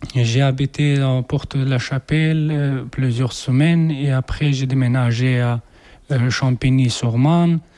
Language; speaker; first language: French; non-native, learner; Persian